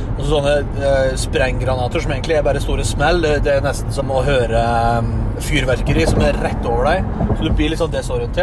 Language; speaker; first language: Norwegian; native; Norwegian